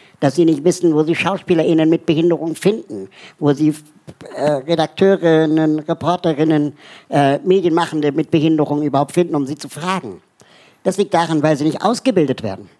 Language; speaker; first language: German; native; German